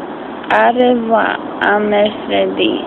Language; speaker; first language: French; non-native, fluent; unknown